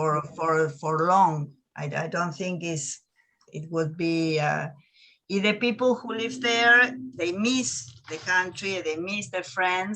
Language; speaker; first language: English; non-native, learner; Spanish